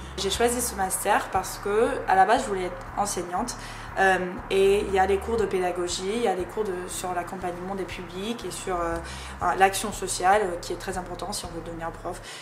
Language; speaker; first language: French; non-native, fluent; English